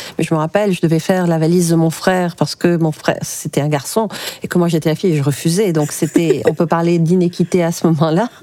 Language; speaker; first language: French; early bilingual, other home language; Arabic